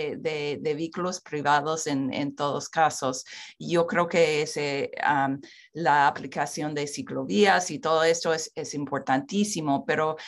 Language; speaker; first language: Spanish; non-native, fluent; English